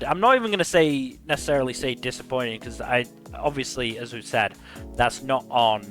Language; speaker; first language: English; native; English